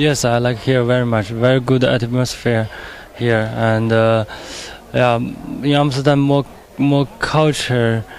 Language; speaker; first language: English; non-native, learner; Chinese